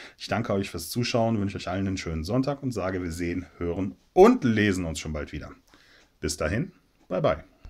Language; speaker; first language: German; native; German